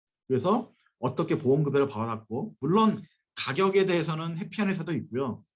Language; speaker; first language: Korean; native; Korean